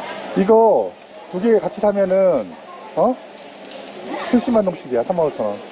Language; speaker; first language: Korean; native; Korean